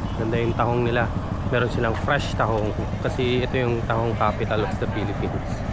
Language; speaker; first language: Filipino; native; Filipino